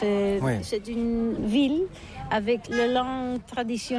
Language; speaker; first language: French; non-native, learner; Catalan